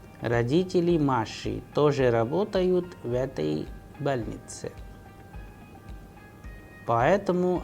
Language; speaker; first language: Russian; non-native, fluent; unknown